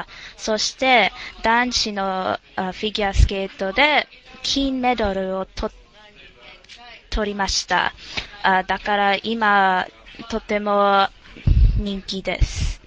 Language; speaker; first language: Japanese; non-native, learner; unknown